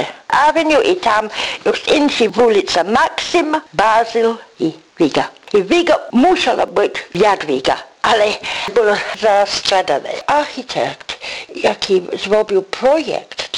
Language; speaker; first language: Ukrainian; early bilingual, heritage; English